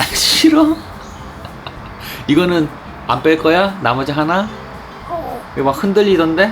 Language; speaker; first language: Korean; native; Korean